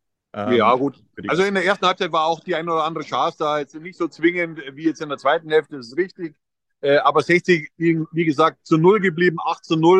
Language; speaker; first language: German; native; German